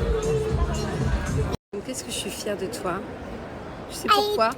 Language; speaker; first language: French; native; French